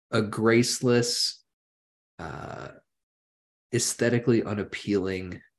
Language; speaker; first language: English; early bilingual, other home language; German